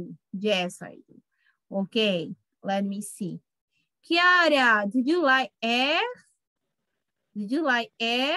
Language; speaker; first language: English; non-native, fluent; Spanish